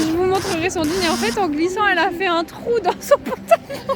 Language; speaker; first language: French; native; French